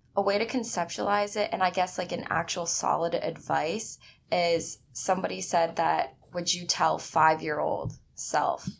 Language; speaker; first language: English; early bilingual, other home language; Chinese